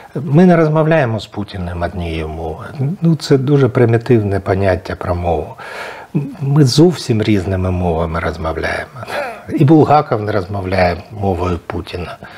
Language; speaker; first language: Ukrainian; non-native, local second language; Russian